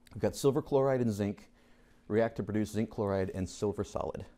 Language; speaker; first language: English; native; English